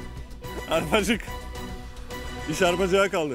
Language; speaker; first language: Turkish; native; Turkish